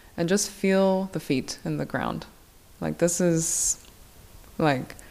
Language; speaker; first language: English; non-native, local second language; Korean